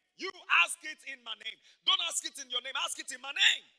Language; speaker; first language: English; non-native, local second language; Yoruba